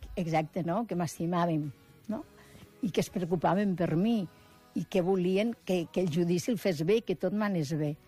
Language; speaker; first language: Catalan; native; Catalan